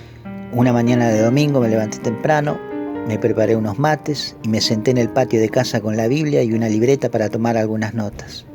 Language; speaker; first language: Spanish; native; Spanish